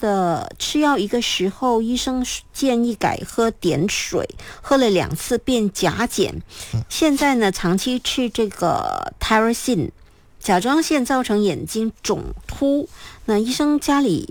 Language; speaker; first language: Chinese; native; Chinese